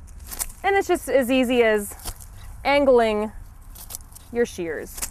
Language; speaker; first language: English; native; English